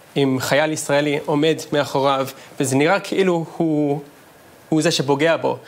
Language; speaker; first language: Hebrew; non-native, fluent; English